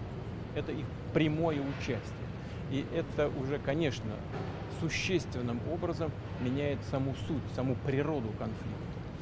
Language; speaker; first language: Russian; native; Russian